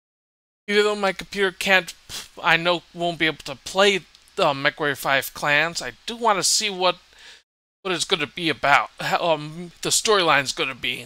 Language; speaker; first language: English; native; English